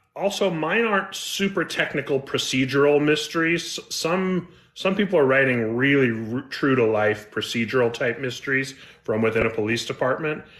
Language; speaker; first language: English; native; English